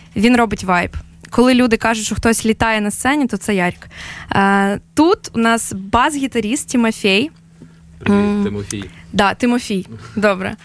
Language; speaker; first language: Ukrainian; native; Ukrainian